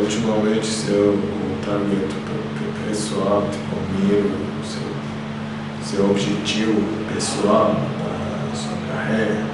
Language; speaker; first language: Portuguese; non-native, learner; Turkish